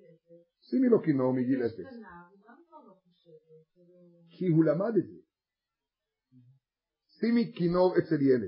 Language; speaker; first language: Hebrew; native; Hebrew